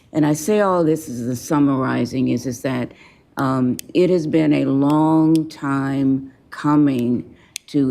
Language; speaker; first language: English; native; English